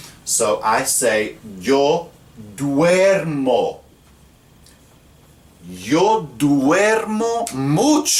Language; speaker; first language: Spanish; non-native, fluent; English